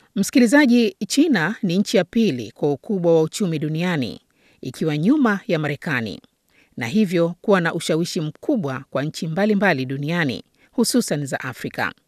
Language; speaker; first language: Swahili; native; Swahili